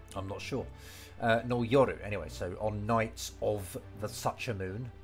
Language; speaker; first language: English; native; English